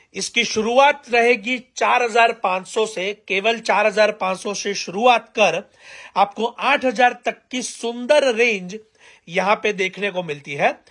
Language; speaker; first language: Hindi; non-native, local second language; Gujarati